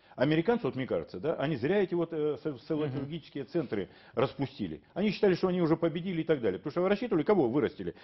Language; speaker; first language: Russian; native; Russian